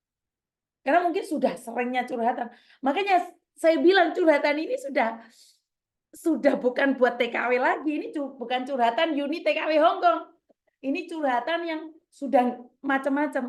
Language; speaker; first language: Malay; non-native, local second language; Javanese